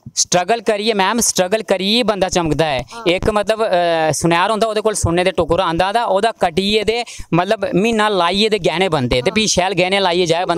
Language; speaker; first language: Hindi; native; Hindi